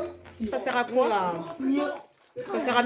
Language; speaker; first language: French; native; French